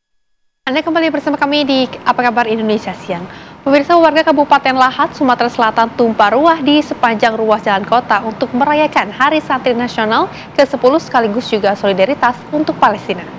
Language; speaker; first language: Indonesian; native; Indonesian